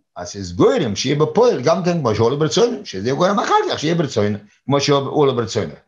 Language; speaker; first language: Hebrew; non-native, fluent; English